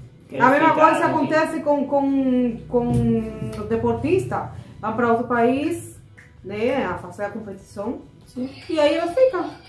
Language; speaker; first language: Portuguese; non-native, fluent; Spanish